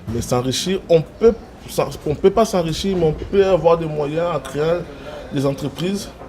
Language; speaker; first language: French; non-native, local second language; Lingala